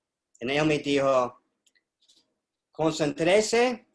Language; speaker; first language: Spanish; non-native, learner; English